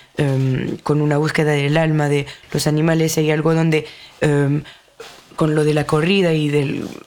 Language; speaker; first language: Spanish; non-native, fluent; French